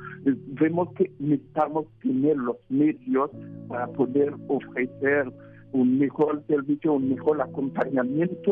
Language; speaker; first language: Spanish; non-native, fluent; Haitian Creole